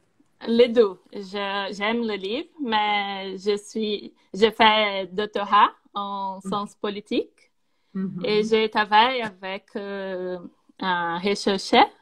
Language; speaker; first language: French; non-native, learner; Portuguese